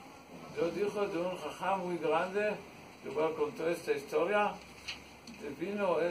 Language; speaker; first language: Spanish; non-native, learner; Hebrew